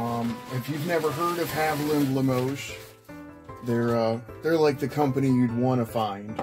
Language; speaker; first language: English; native; English